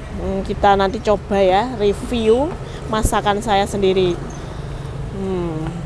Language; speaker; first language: Indonesian; non-native, local second language; Javanese